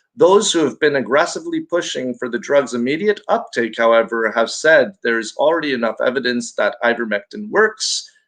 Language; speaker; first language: English; non-native, local second language; Filipino